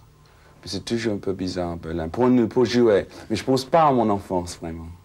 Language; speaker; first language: French; non-native, fluent; English